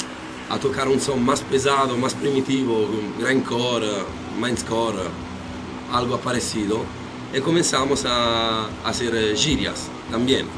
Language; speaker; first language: Spanish; non-native, learner; Italian